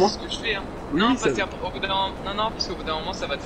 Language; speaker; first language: French; native; French